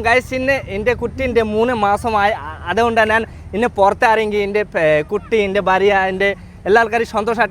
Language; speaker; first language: Malayalam; non-native, learner; Bangla